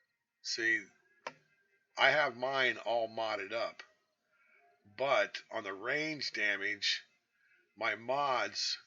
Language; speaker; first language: English; native; English